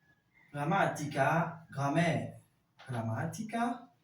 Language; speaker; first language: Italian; non-native, fluent; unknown